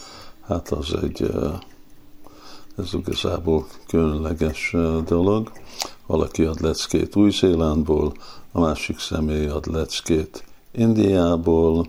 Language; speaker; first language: Hungarian; early bilingual, heritage; Hungarian